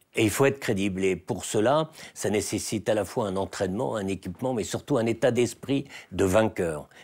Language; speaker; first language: French; native; French